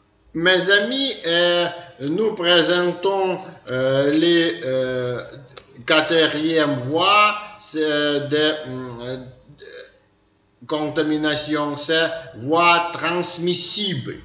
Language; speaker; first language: French; non-native, learner; Ukrainian